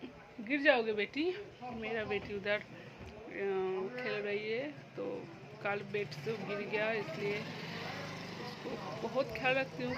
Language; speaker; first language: Hindi; non-native, local second language; Bangla